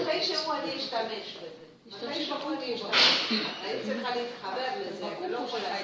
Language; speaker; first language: Hebrew; non-native, fluent; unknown